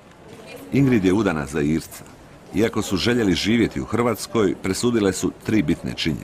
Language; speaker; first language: Croatian; native; Croatian